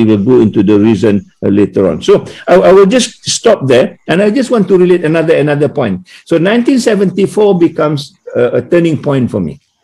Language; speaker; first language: English; non-native, local second language; Malay